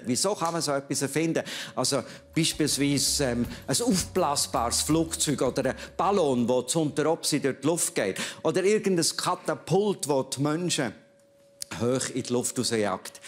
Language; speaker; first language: German; native; German